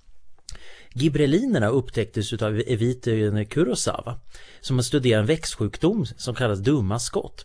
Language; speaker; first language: Swedish; native; Swedish